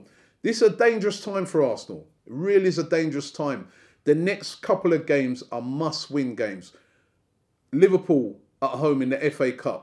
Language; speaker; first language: English; native; English